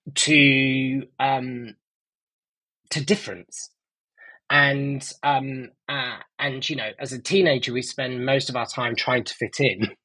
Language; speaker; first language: English; native; English